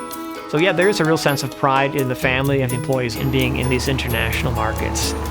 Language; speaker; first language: English; native; English